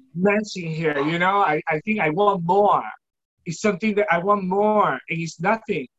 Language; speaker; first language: English; non-native, fluent; Spanish